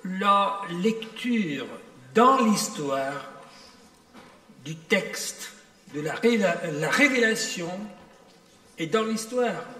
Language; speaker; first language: French; non-native, fluent; Italian